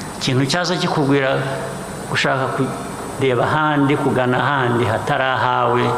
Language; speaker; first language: Kinyarwanda; early bilingual, heritage; Kinyarwanda